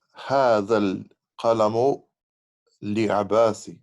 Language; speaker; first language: Arabic; non-native, learner; English